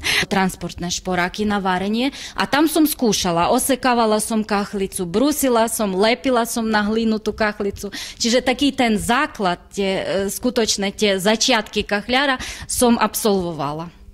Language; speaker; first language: Slovak; non-native, fluent; Ukrainian